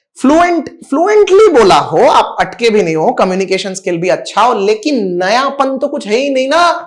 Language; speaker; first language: Hindi; non-native, local second language; Marathi